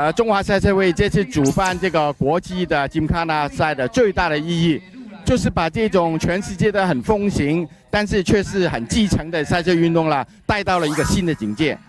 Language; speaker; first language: Chinese; native; Chinese